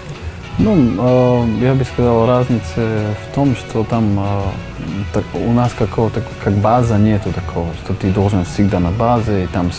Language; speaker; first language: Russian; non-native, learner; Slovak